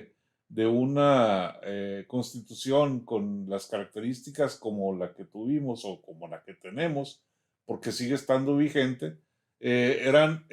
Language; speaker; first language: Spanish; native; Spanish